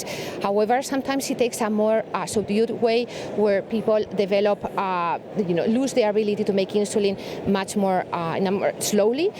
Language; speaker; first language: English; non-native, fluent; Spanish